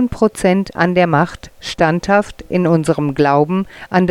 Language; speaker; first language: German; native; German